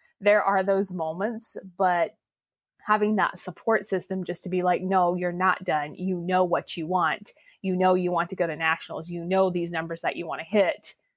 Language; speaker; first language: English; non-native, local second language; Pennsylvania German